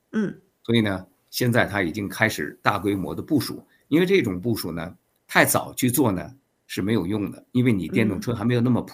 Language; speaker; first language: Chinese; native; Chinese